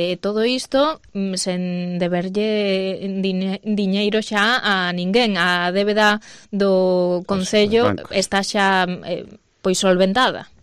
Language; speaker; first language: Galician; non-native, local second language; Spanish